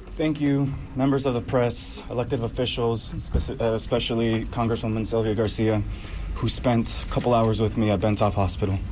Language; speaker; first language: English; early bilingual, other home language; Spanish